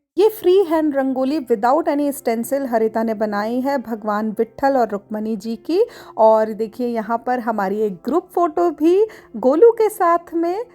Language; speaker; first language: Hindi; native; Hindi